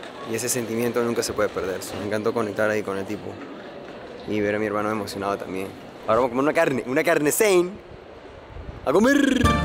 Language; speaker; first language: Spanish; early bilingual, heritage; Spanish